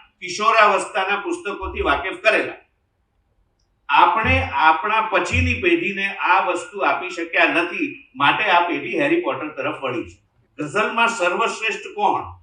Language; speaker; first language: Gujarati; native; Gujarati